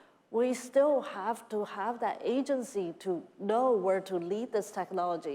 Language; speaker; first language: English; non-native, fluent; Chinese